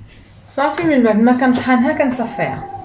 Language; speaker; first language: Arabic; native; Arabic